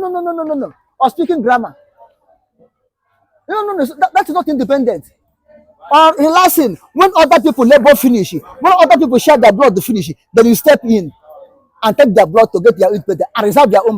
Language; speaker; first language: English; non-native, local second language; Igbo